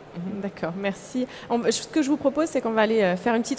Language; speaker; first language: French; native; French